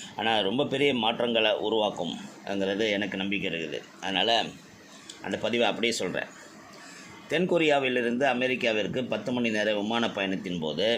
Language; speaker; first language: Tamil; native; Tamil